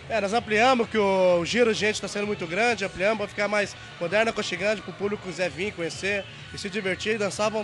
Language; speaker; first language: Portuguese; native; Portuguese